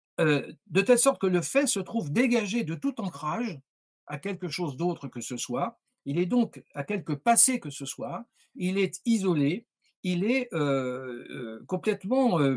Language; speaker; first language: French; native; French